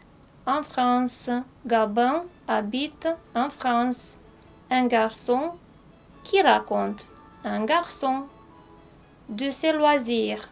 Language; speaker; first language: French; non-native, fluent; Romanian